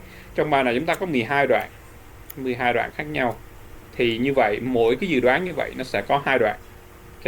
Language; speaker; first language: Vietnamese; native; Vietnamese